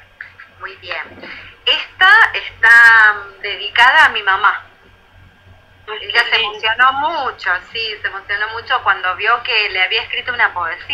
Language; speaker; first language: Spanish; native; Spanish